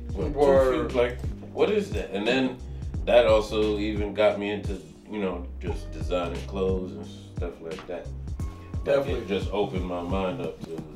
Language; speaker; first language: English; native; English